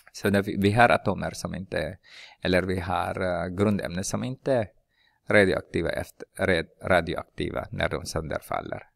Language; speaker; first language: Swedish; non-native, fluent; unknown